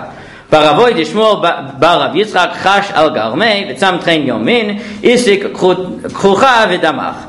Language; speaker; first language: Hebrew; non-native, fluent; English